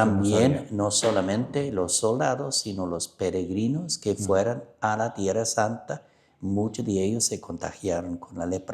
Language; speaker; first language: Spanish; non-native, fluent; English